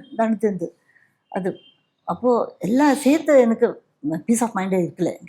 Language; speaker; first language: Tamil; non-native, fluent; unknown